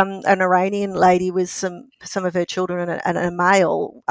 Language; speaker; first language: English; native; English